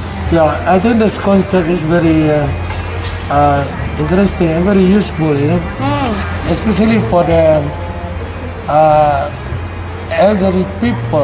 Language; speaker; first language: English; non-native, learner; Indonesian